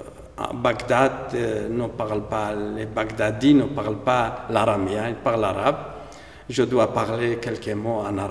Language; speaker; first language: French; non-native, fluent; Aramaic